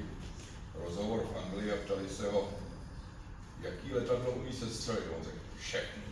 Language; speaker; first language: Czech; native; Czech